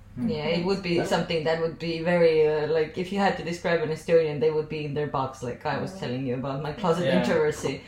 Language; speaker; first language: English; non-native, fluent; Estonian